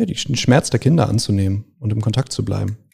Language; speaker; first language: German; native; German